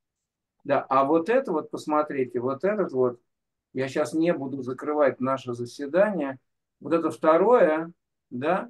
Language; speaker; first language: Russian; native; Russian